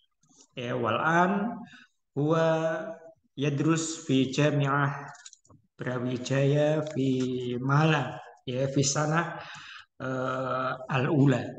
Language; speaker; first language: Arabic; non-native, fluent; Indonesian